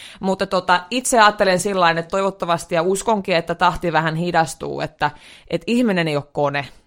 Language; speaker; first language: Finnish; native; Finnish